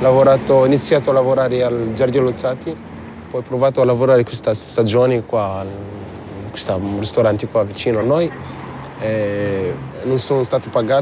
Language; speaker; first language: Italian; non-native, learner; Arabic